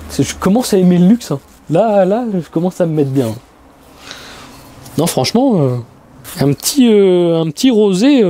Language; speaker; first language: French; native; French